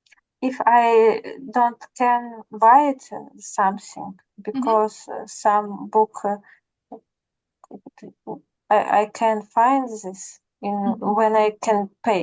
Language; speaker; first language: English; non-native, learner; Russian